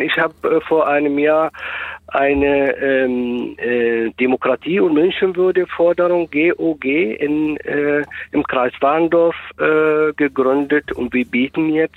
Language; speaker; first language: German; non-native, fluent; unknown